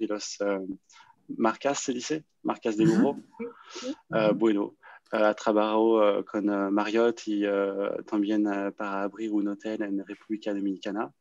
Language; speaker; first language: Spanish; non-native, learner; French